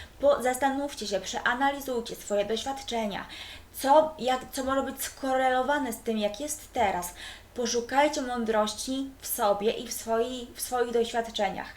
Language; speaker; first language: Polish; native; Polish